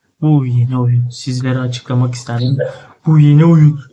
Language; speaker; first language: Turkish; native; Turkish